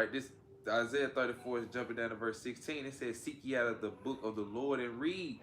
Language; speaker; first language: English; native; English